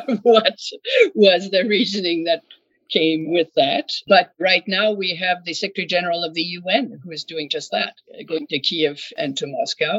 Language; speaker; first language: English; non-native, fluent; French